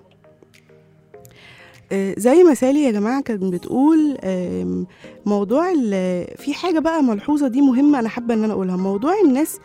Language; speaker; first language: Arabic; native; Arabic